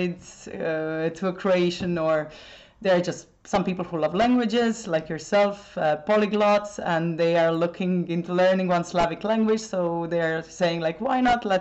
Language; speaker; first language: English; non-native, fluent; Croatian